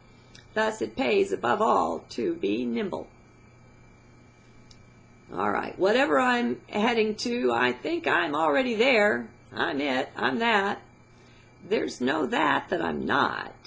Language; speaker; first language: English; native; English